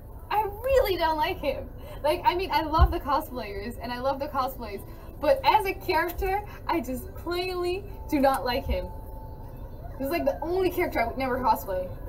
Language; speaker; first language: English; early bilingual, other home language; Dutch